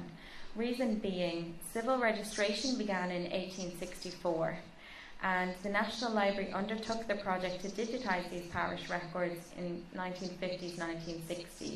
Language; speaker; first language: English; native; English